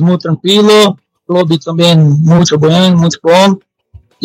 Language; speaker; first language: Spanish; non-native, learner; Portuguese